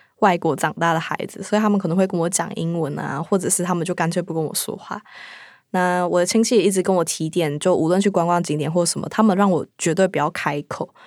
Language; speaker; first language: Chinese; native; Chinese